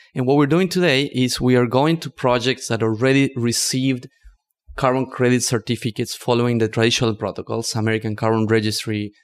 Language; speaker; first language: English; non-native, fluent; Spanish